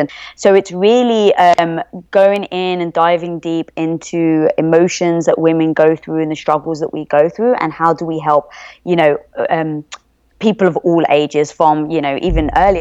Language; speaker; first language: English; native; English